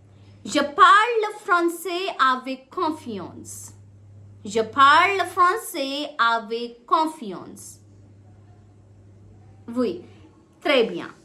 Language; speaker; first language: French; non-native, fluent; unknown